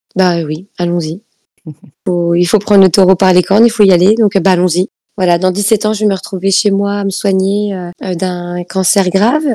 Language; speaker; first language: French; native; French